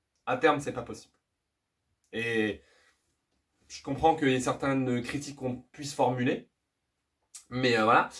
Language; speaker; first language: French; native; French